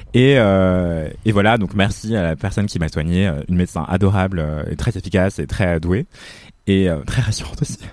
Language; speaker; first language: French; native; French